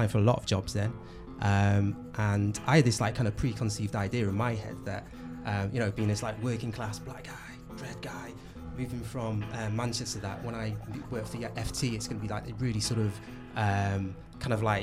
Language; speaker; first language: English; native; English